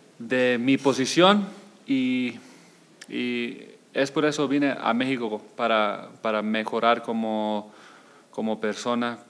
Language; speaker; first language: Spanish; early bilingual, heritage; Spanish